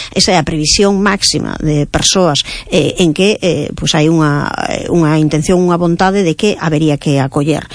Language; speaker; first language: Galician; native; Galician